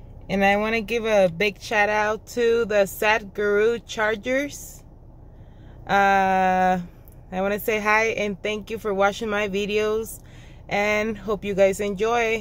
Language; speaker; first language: English; non-native, fluent; Spanish